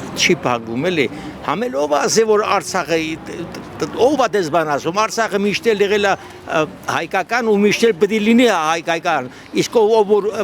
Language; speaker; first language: Armenian; native; Armenian